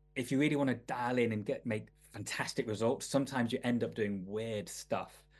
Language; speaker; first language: English; native; English